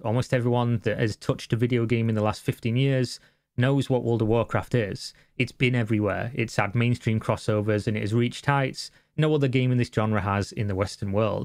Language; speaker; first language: English; native; English